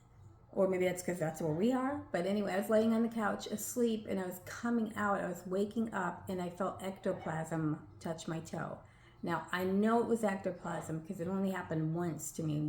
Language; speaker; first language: English; native; English